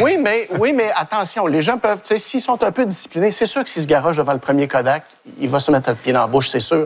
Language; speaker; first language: French; native; French